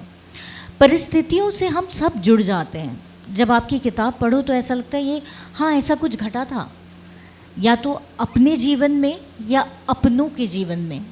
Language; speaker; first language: Hindi; native; Hindi